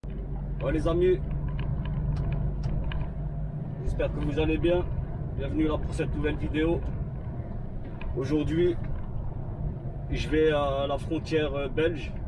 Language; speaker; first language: French; native; French